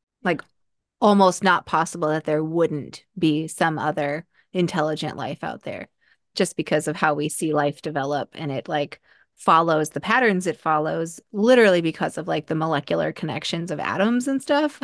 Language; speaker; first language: English; native; English